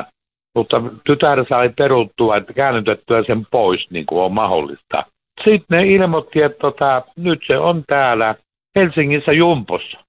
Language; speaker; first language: Finnish; native; Finnish